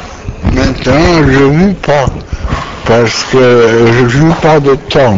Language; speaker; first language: French; non-native, learner; Romanian